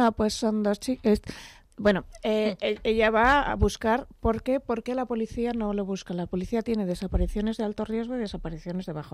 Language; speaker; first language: Spanish; native; Spanish